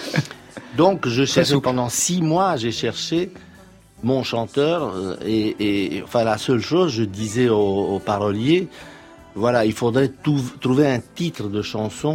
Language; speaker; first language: French; non-native, fluent; Romanian